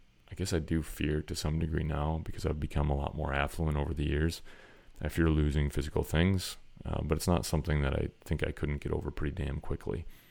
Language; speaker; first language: English; native; English